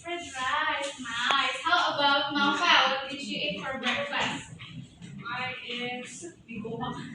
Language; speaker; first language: English; non-native, learner; Indonesian